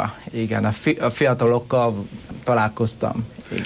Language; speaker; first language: Hungarian; non-native, fluent; Vietnamese